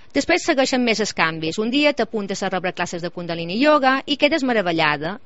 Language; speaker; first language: Catalan; native; Catalan